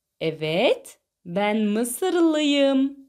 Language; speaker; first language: Turkish; non-native, fluent; Arabic